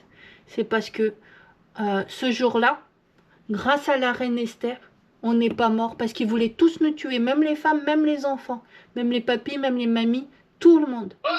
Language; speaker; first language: French; native; French